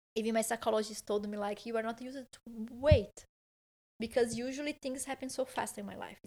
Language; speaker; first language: English; non-native, fluent; Portuguese